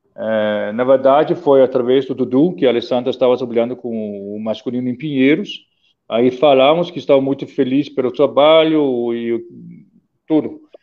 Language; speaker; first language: Portuguese; non-native, fluent; Danish